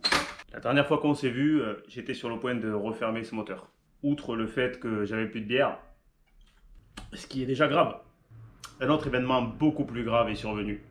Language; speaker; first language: French; native; French